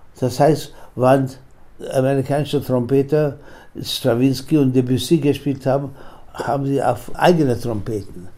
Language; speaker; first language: German; non-native, fluent; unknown